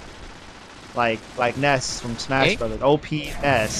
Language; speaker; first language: English; native; English